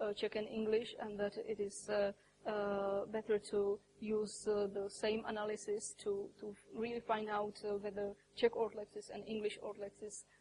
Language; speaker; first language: English; non-native, fluent; Czech